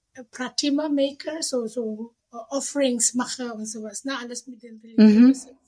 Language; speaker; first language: German; non-native, fluent; Indonesian